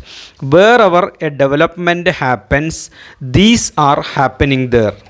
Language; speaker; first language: English; non-native, local second language; Malayalam